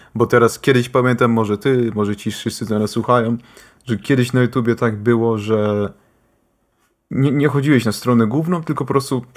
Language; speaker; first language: Polish; early bilingual, heritage; German